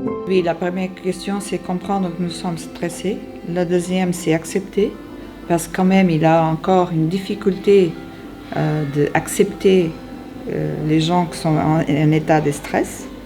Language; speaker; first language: French; non-native, fluent; Portuguese